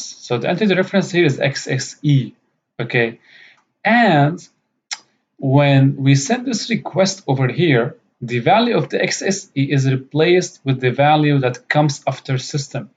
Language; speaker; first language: English; non-native, fluent; Arabic